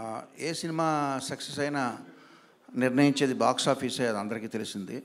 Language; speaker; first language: Telugu; native; Telugu